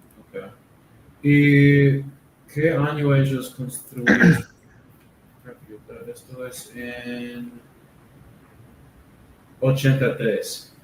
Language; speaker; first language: Spanish; non-native, learner; English